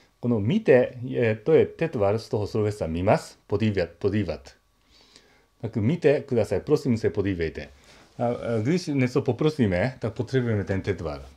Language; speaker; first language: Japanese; non-native, learner; Czech